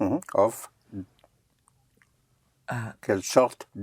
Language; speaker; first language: French; non-native, fluent; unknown